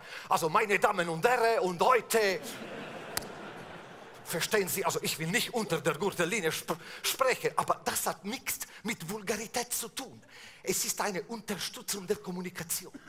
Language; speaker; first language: German; non-native, fluent; Italian